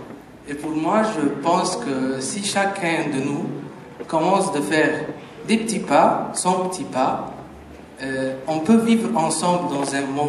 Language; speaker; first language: French; non-native, fluent; Arabic